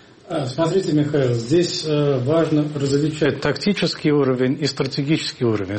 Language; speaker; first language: Russian; native; Russian